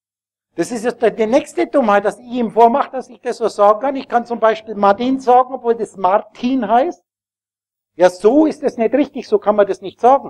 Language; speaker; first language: German; native; German